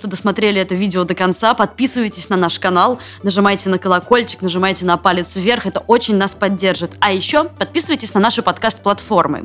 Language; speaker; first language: Russian; native; Russian